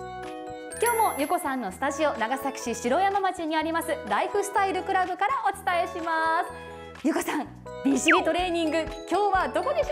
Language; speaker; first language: Japanese; native; Japanese